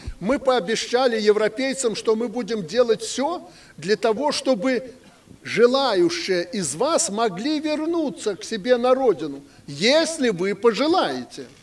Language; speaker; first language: Russian; native; Russian